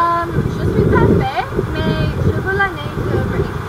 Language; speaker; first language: French; non-native, learner; English